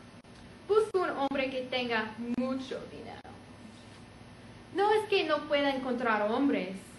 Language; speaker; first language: Spanish; non-native, learner; English